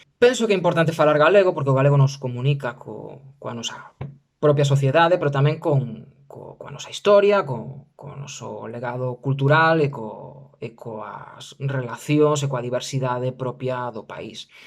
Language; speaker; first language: Galician; non-native, local second language; Spanish